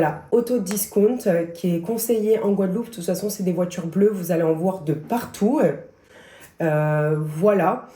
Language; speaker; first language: French; native; French